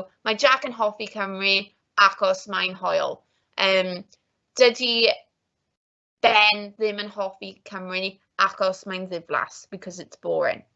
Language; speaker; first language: Welsh; non-native, local second language; English